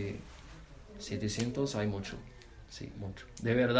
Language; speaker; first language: Spanish; non-native, learner; Arabic